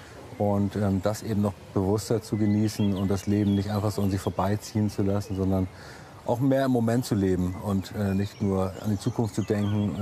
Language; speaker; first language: German; native; German